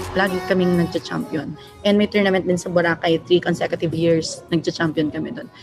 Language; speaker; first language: Filipino; non-native, local second language; Hiligaynon